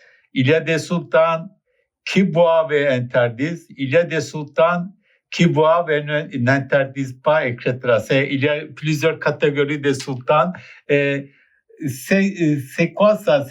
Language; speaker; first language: French; non-native, fluent; Turkish